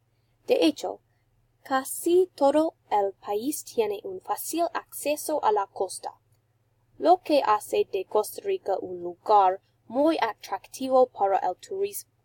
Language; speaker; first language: Spanish; non-native, learner; English